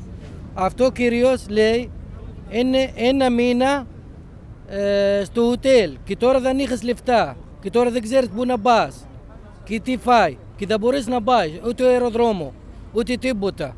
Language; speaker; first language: Greek; non-native, learner; Arabic